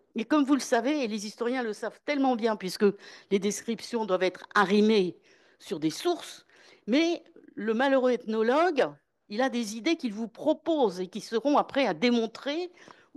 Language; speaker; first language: French; native; French